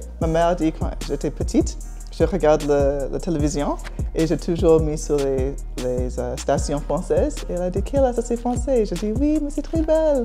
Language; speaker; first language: French; non-native, fluent; English